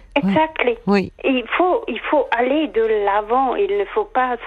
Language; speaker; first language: French; native; French